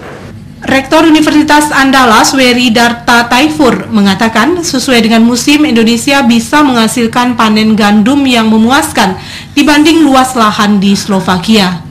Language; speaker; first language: Indonesian; native; Indonesian